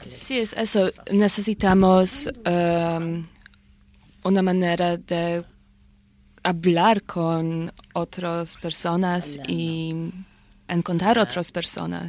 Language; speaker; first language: Spanish; non-native, learner; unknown